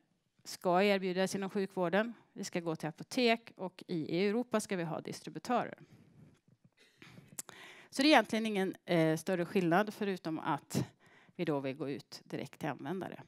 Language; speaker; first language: Swedish; native; Swedish